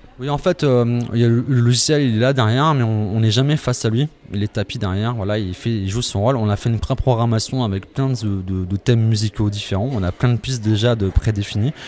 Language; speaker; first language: French; native; French